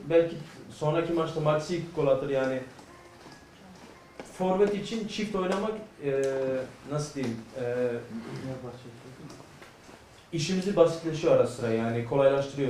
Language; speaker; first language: Turkish; early bilingual, heritage; Turkish